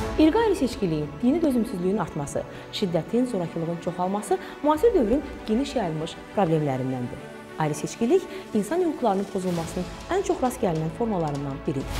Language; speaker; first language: Azerbaijani; native; Azerbaijani